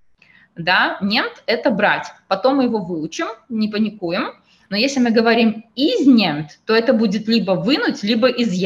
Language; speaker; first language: Russian; native; Russian